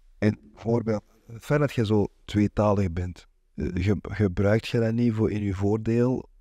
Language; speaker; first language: Dutch; non-native, local second language; French